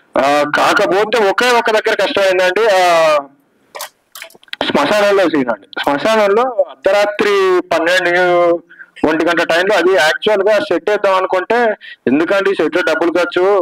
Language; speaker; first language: Telugu; native; Telugu